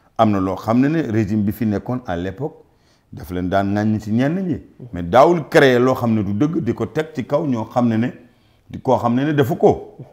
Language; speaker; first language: Wolof; non-native, local second language; Fula